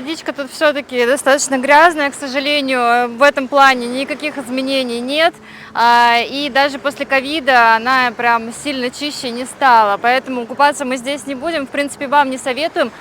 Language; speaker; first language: Russian; native; Russian